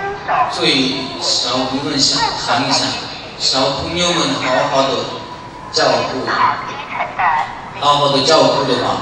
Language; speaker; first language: Chinese; non-native, learner; Korean